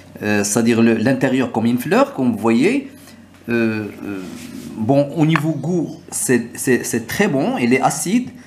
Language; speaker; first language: French; non-native, local second language; Arabic